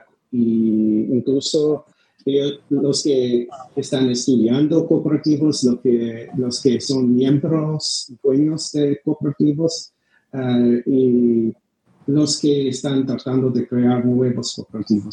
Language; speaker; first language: Spanish; non-native, fluent; English